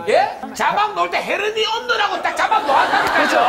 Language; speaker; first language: Korean; native; Korean